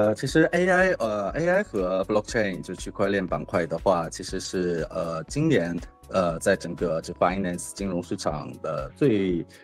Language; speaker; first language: Chinese; non-native, fluent; Korean